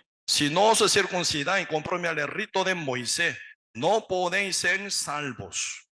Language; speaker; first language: Spanish; non-native, learner; Korean